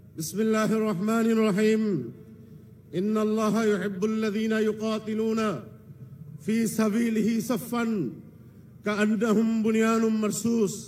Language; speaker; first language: Bangla; native; Bangla